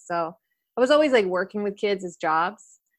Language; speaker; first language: English; native; English